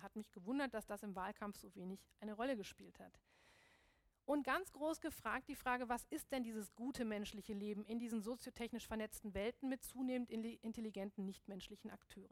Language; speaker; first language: German; native; German